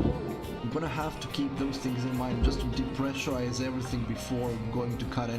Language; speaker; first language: English; native; English